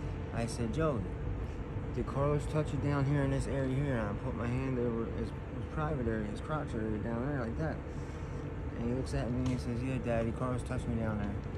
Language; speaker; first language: English; native; English